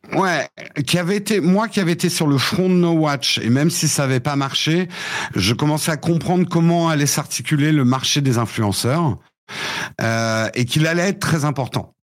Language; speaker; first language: French; early bilingual, other home language; English